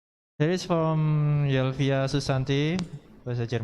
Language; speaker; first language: English; non-native, learner; Indonesian